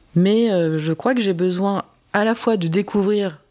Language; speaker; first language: French; native; French